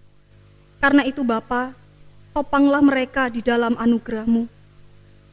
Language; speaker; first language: Indonesian; native; Indonesian